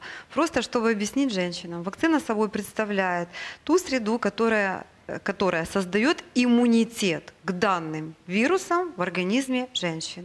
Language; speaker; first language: Russian; native; Russian